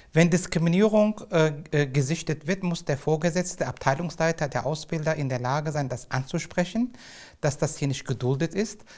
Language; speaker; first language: German; native; German